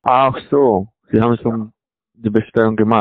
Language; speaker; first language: German; non-native, fluent; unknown